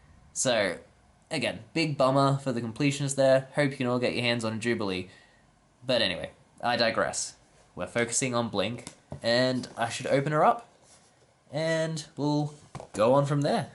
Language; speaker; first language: English; native; English